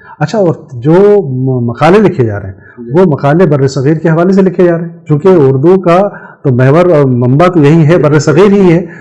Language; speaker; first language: Urdu; native; Urdu